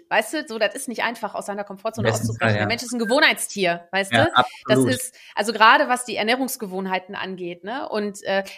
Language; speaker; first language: German; early bilingual, other home language; Dutch